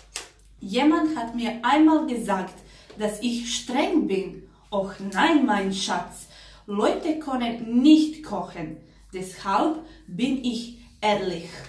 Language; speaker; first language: German; non-native, learner; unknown